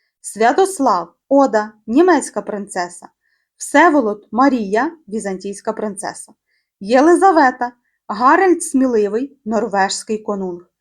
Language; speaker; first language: Ukrainian; native; Ukrainian